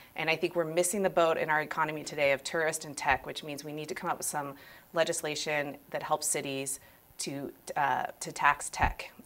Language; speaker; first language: English; native; English